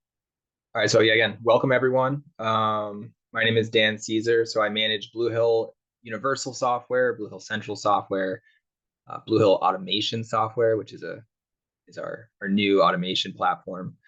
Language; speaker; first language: English; native; English